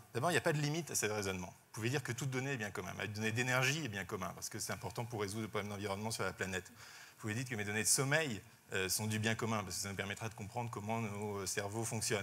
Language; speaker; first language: French; native; French